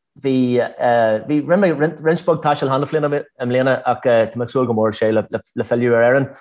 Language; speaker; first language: Irish; native; Irish